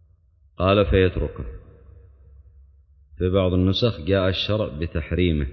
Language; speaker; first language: Arabic; native; Arabic